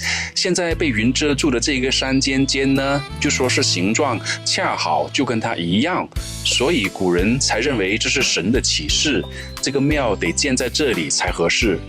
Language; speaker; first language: Chinese; native; Chinese